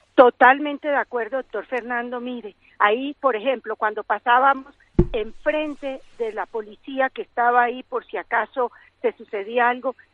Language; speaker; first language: Spanish; native; Spanish